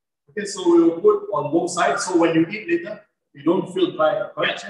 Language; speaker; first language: English; non-native, local second language; Malay